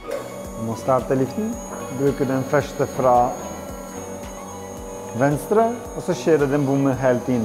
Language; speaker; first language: Norwegian; non-native, fluent; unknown